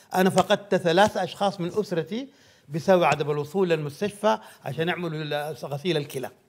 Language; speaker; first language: Arabic; native; Arabic